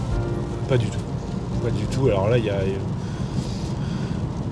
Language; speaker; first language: French; native; French